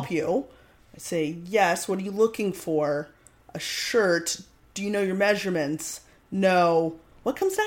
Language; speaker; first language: English; native; English